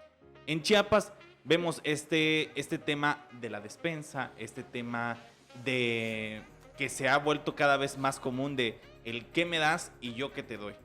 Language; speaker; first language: Spanish; native; Spanish